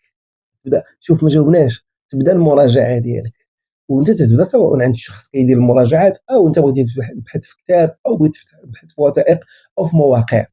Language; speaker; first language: Arabic; native; Arabic